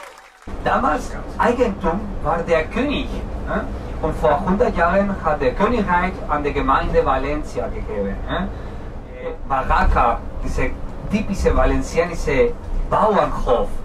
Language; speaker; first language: German; non-native, fluent; Spanish